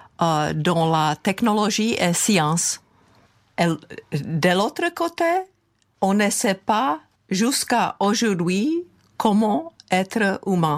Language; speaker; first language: French; non-native, fluent; Czech